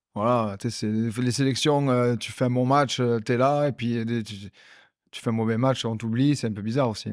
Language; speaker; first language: French; native; French